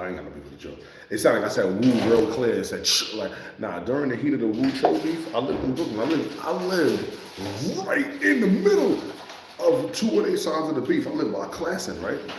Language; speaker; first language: English; native; English